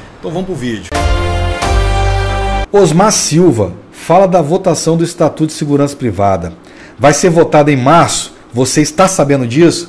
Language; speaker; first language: Portuguese; native; Portuguese